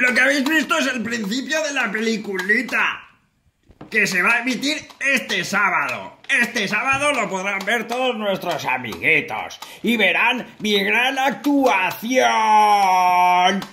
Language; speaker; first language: Spanish; native; Spanish